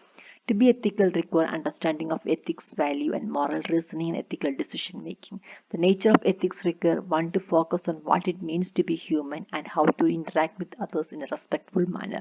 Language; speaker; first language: English; non-native, local second language; Malayalam